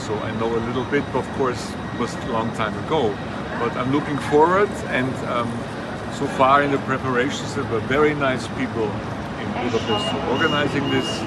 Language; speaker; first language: English; non-native, fluent; German